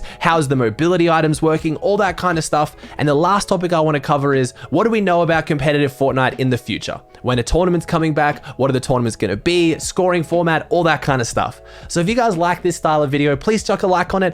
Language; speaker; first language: English; native; English